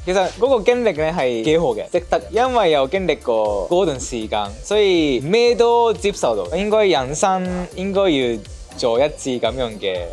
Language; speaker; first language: Cantonese; non-native, fluent; Japanese